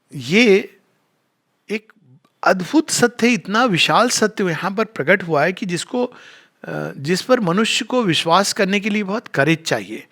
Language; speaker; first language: Hindi; native; Hindi